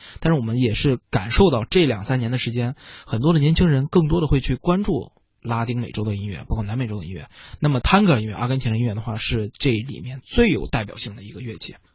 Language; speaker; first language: Chinese; native; Chinese